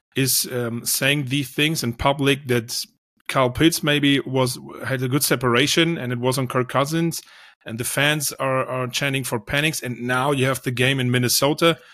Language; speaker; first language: English; non-native, fluent; German